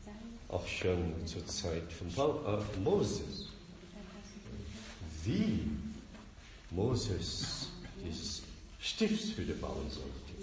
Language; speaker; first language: German; non-native, fluent; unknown